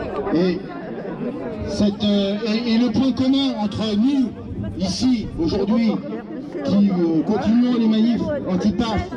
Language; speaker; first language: French; native; French